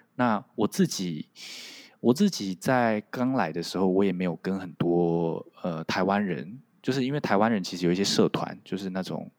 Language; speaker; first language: Chinese; non-native, local second language; Min Nan Chinese